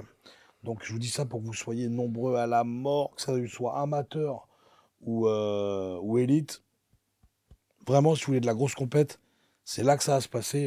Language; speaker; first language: French; native; French